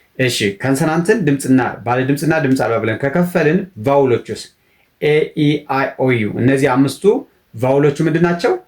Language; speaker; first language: Amharic; native; Amharic